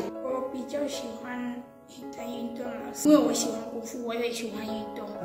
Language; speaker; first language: Chinese; non-native, learner; Southern Sotho